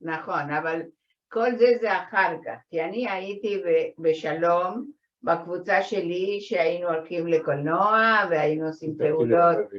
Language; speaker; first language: Hebrew; non-native, fluent; Spanish